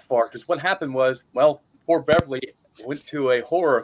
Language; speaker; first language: English; native; English